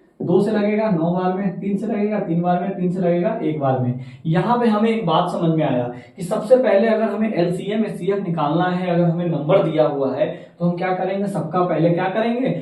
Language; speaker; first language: Hindi; native; Hindi